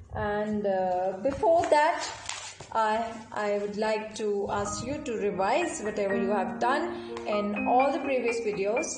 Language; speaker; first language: English; non-native, local second language; Punjabi